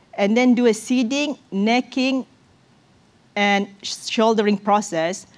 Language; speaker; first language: English; non-native, local second language; Malay